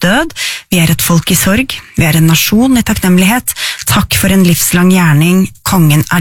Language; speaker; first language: Norwegian; native; Norwegian